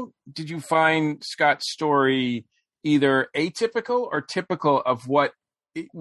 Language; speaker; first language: English; native; English